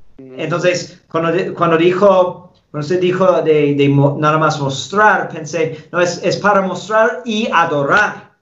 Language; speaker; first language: Spanish; non-native, fluent; English